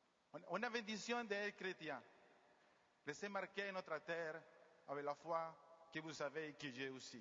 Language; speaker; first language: French; non-native, learner; Spanish